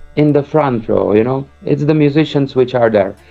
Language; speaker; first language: English; early bilingual, other home language; Czech